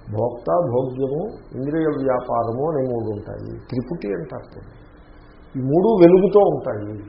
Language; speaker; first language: Telugu; native; Telugu